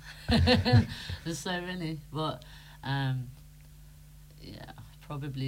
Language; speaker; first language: English; native; English